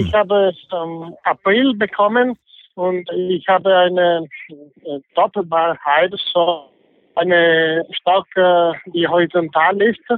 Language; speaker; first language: German; non-native, learner; English